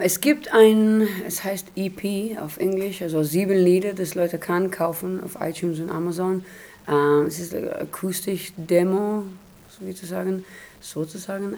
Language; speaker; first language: German; non-native, learner; Hebrew